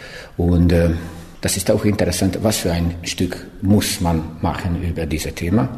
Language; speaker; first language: German; non-native, local second language; Hungarian